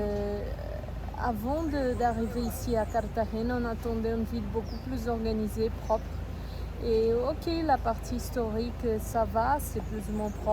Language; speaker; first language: French; non-native, fluent; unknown